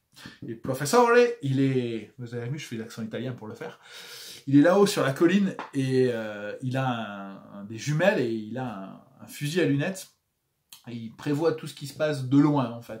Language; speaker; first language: French; native; French